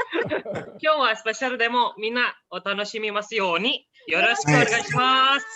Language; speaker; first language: Japanese; non-native, learner; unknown